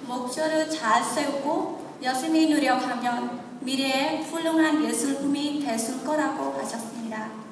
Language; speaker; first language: Korean; non-native, learner; Khmer